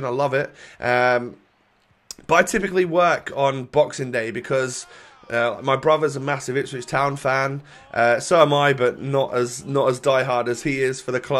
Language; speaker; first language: English; native; English